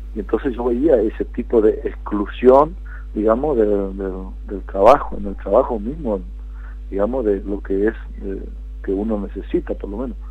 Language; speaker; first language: Spanish; non-native, local second language; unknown